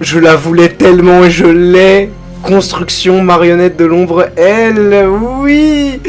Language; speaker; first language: French; native; French